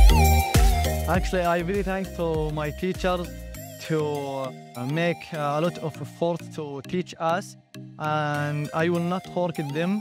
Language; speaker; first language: English; non-native, learner; Arabic